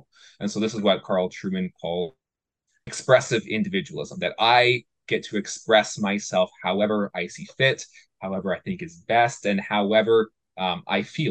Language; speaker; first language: English; native; English